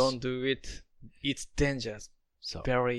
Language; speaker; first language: English; non-native, learner; Japanese